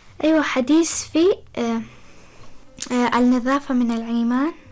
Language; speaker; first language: Arabic; non-native, learner; Persian